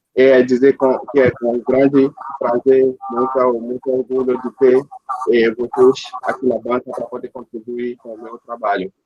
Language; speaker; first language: Portuguese; non-native, fluent; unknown